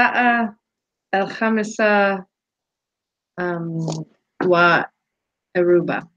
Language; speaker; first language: Arabic; non-native, learner; English